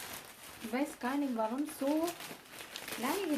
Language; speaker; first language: German; non-native, learner; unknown